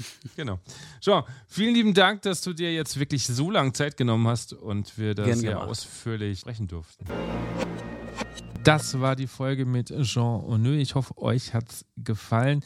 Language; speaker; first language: German; native; German